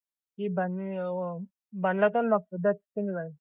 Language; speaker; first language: Telugu; native; Telugu